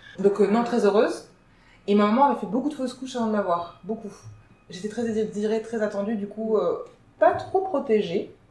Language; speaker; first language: French; native; French